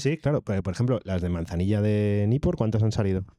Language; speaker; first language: Spanish; native; Spanish